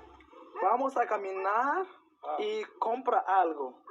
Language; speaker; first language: Spanish; non-native, learner; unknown